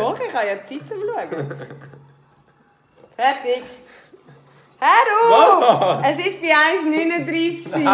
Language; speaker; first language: German; native; German